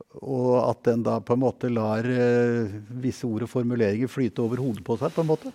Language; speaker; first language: Norwegian; native; Norwegian